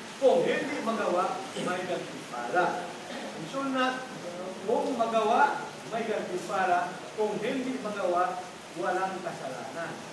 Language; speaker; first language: Filipino; non-native, local second language; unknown